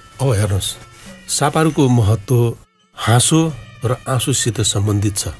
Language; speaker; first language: Nepali; non-native, local second language; Newari